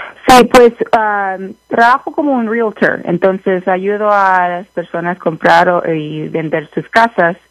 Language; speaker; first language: Spanish; early bilingual, heritage; Spanish